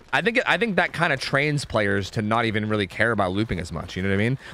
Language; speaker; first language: English; native; English